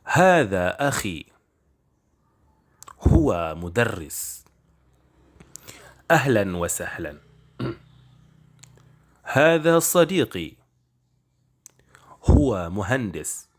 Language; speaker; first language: Arabic; non-native, fluent; Indonesian